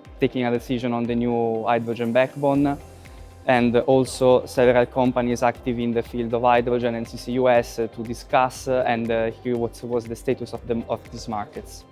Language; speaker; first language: English; non-native, fluent; Italian